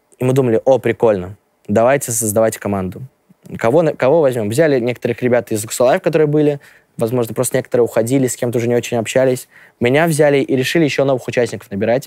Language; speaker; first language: Russian; native; Russian